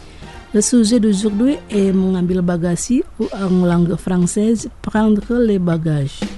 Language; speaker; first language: French; non-native, fluent; Indonesian